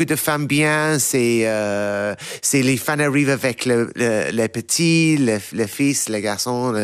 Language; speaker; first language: French; non-native, learner; English